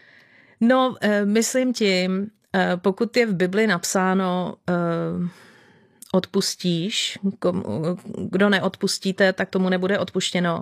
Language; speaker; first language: Czech; native; Czech